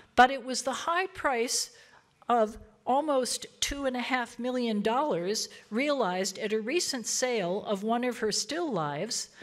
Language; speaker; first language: English; native; English